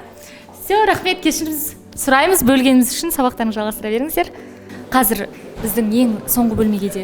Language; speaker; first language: Kazakh; native; Kazakh